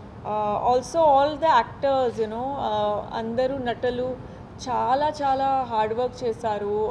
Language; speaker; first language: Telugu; non-native, learner; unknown